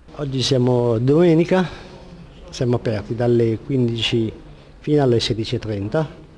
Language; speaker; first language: Italian; native; Italian